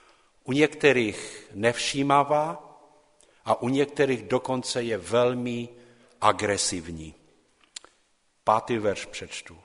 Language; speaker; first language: Czech; non-native, local second language; Polish